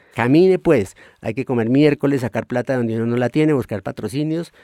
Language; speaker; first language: Spanish; native; Spanish